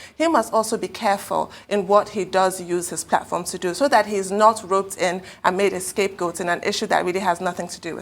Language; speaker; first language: English; native; English